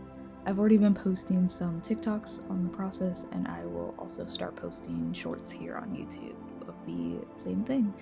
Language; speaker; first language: English; native; English